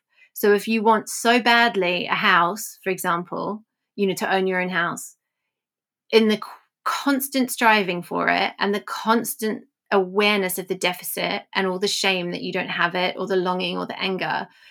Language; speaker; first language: English; native; English